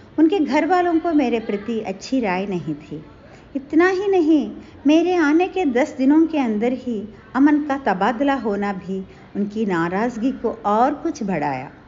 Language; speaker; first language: Hindi; non-native, local second language; Telugu